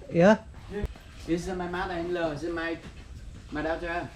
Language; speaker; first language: English; non-native, learner; Vietnamese